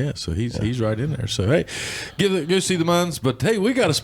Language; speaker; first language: English; native; English